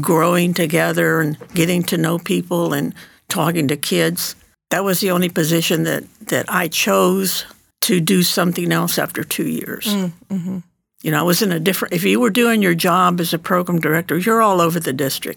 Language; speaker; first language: English; early bilingual, other home language; Spanish